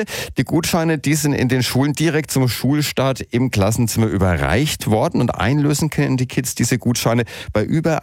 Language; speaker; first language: German; native; German